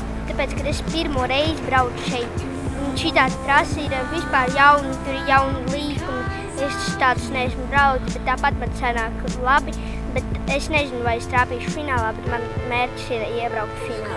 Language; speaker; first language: Latvian; non-native, local second language; Russian